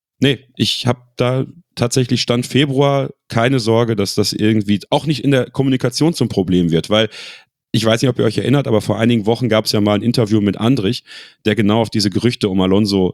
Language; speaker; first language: German; native; German